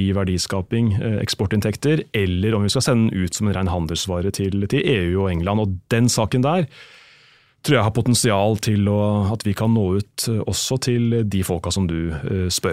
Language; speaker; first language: Norwegian; native; Norwegian